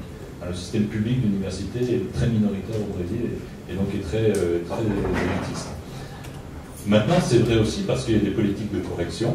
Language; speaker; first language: French; native; French